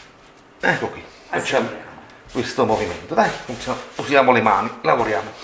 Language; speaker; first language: Italian; native; Italian